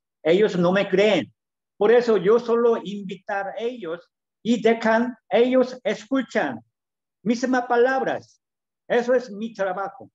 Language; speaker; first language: Spanish; non-native, learner; Korean